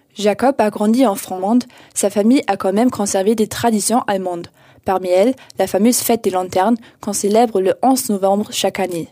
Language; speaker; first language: French; native; French